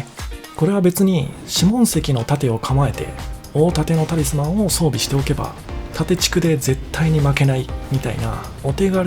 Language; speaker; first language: Japanese; native; Japanese